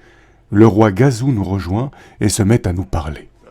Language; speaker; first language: French; native; French